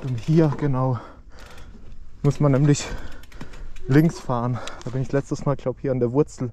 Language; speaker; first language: German; native; German